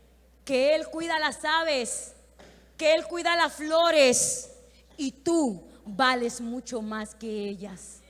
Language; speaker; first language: Spanish; native; Spanish